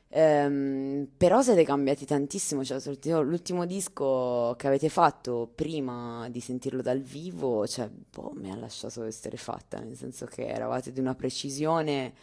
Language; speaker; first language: Italian; native; Italian